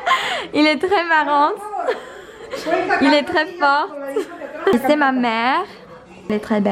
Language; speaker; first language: French; non-native, learner; English